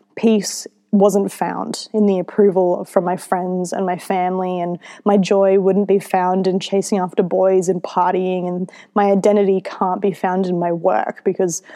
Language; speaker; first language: English; native; English